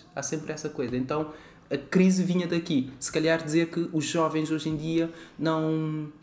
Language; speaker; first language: Portuguese; non-native, local second language; Kabuverdianu